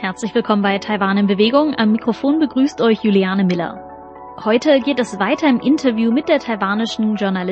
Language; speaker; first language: German; native; German